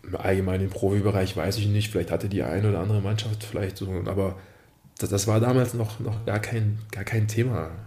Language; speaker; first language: German; early bilingual, other home language; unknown